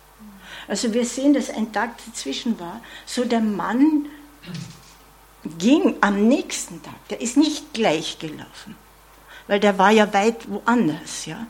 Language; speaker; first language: German; non-native, fluent; English